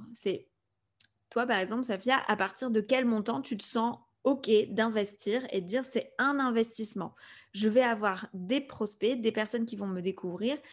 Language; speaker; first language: French; non-native, fluent; Spanish